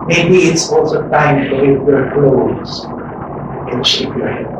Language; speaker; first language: English; non-native, local second language; Filipino